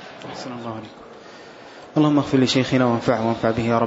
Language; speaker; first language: Arabic; native; Arabic